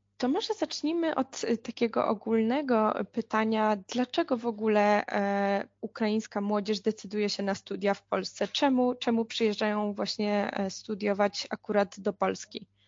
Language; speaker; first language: Polish; native; Polish